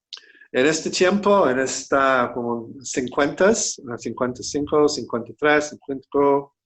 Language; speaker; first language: Spanish; non-native, fluent; English